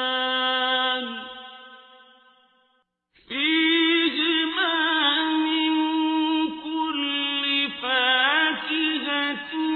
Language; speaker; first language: Arabic; native; Arabic